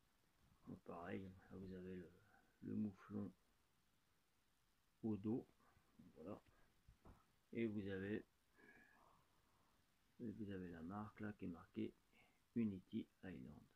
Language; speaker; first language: French; native; French